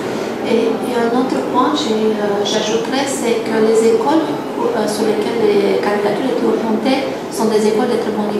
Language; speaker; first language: French; non-native, fluent; Romanian